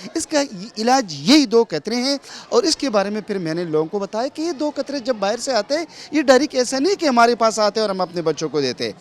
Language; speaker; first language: Urdu; non-native, local second language; Pashto